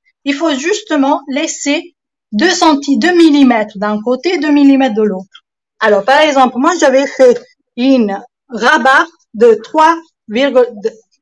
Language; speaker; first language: French; non-native, fluent; Italian